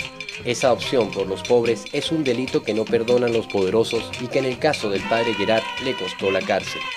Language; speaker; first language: Spanish; native; Spanish